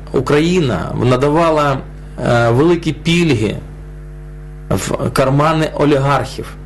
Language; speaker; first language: Ukrainian; non-native, local second language; Russian